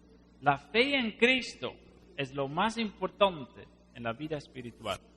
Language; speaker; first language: Spanish; non-native, fluent; Dutch